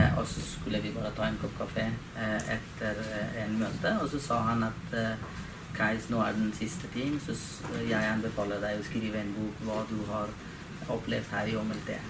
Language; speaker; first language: Norwegian; non-native, fluent; Persian